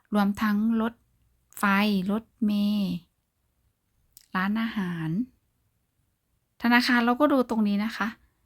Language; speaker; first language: Thai; native; Thai